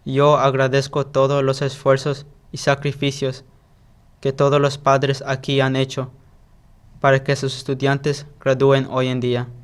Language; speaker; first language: Spanish; early bilingual, heritage; Spanish